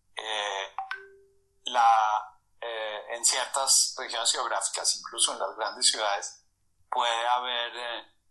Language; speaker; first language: Spanish; native; Spanish